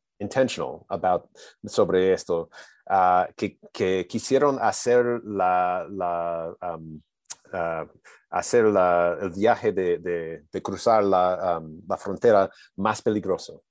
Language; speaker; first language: Spanish; non-native, learner; English